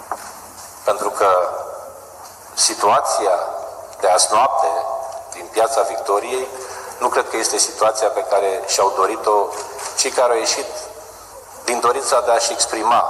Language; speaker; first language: Romanian; native; Romanian